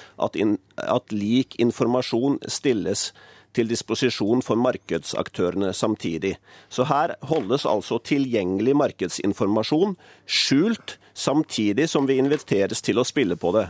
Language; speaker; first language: Norwegian; native; Norwegian